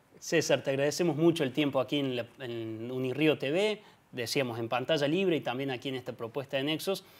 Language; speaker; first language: Spanish; native; Spanish